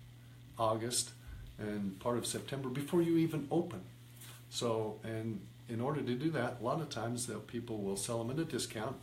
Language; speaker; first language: English; native; English